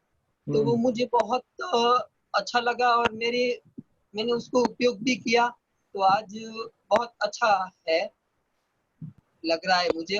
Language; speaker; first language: Hindi; non-native, local second language; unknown